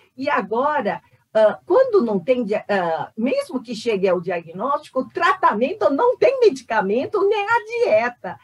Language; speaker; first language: Portuguese; early bilingual, other home language; Korean